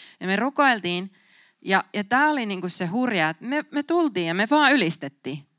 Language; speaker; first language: Finnish; native; Finnish